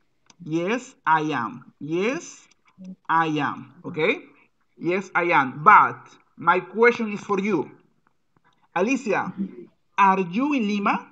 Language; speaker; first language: English; non-native, fluent; Spanish